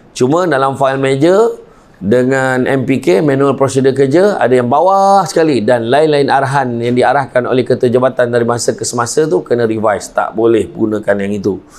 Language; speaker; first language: Malay; native; Malay